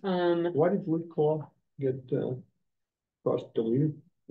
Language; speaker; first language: English; native; English